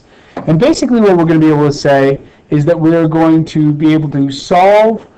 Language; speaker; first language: English; native; English